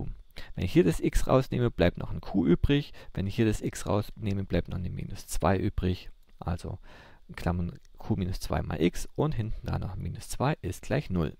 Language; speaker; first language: German; native; German